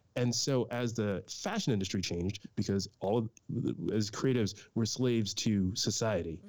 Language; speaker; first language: English; native; English